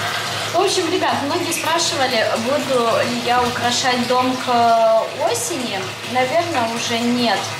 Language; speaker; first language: Russian; native; Russian